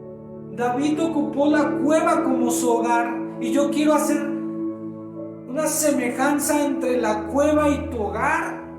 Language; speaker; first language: Spanish; native; Spanish